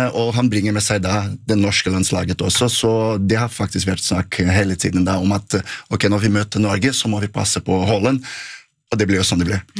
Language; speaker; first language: Norwegian; non-native, fluent; Portuguese